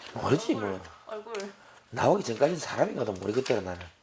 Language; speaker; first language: Korean; native; Korean